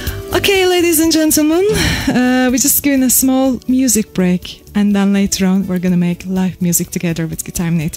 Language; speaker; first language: English; non-native, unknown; Turkish